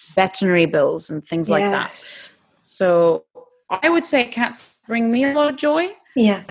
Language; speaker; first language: English; non-native, fluent; Turkish